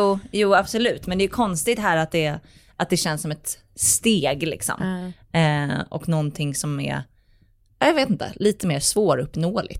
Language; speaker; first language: Swedish; native; Swedish